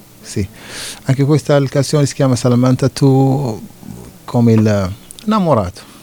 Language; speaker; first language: Italian; non-native, learner; Arabic